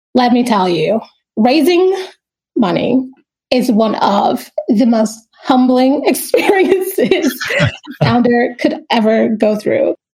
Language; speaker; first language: English; native; English